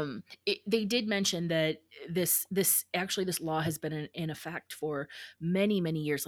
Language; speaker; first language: English; native; English